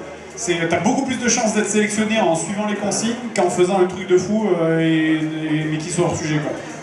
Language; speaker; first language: French; native; French